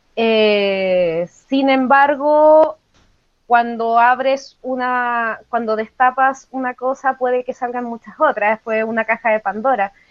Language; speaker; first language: Spanish; native; Spanish